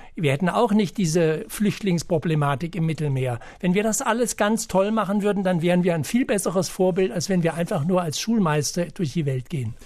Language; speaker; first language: German; native; German